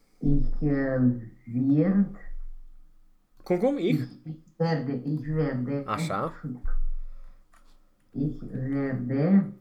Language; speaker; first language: German; non-native, learner; Romanian